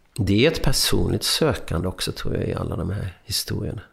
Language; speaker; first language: Swedish; early bilingual, other home language; Hungarian